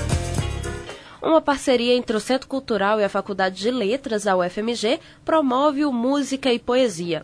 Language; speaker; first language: Portuguese; native; Portuguese